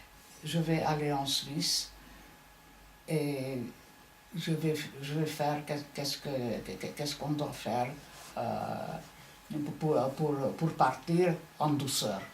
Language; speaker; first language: French; non-native, fluent; Hungarian